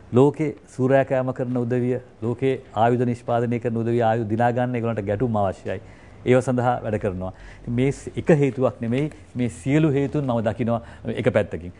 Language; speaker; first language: Sinhala; non-native, local second language; Tamil